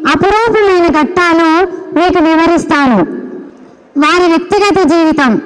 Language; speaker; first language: Telugu; native; Telugu